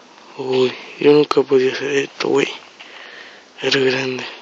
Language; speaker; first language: Spanish; native; Spanish